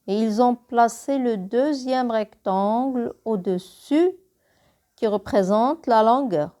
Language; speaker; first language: French; non-native, local second language; Arabic